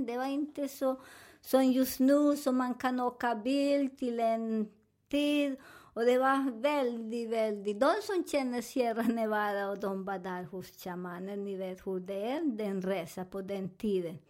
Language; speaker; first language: Swedish; non-native, learner; Spanish